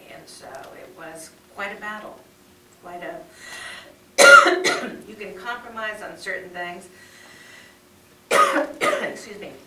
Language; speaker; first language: English; native; English